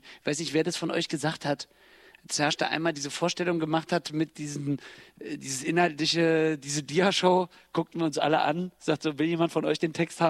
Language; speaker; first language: German; native; German